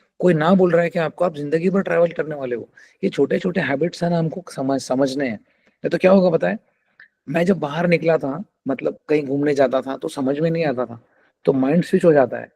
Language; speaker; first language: Hindi; non-native, local second language; Telugu